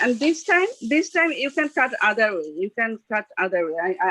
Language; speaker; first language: English; non-native, fluent; Bangla